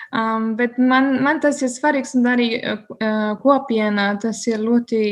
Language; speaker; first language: Latvian; non-native, fluent; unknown